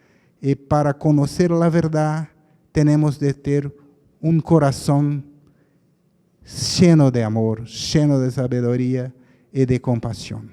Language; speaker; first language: Spanish; non-native, fluent; Portuguese